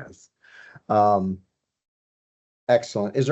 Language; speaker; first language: English; native; English